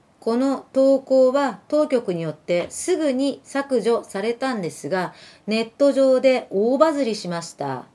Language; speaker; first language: Japanese; early bilingual, other home language; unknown